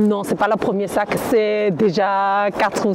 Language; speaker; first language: French; non-native, learner; Chinese